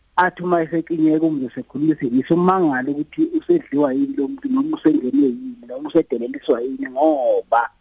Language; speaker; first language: Zulu; native; Zulu